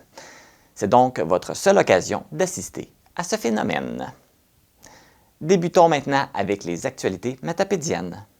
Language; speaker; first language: French; native; French